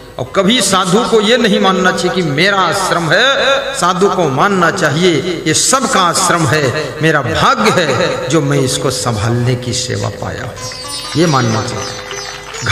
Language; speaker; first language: Hindi; native; Hindi